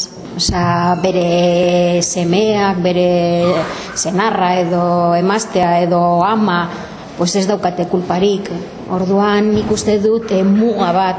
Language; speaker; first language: Basque; non-native, local second language; Spanish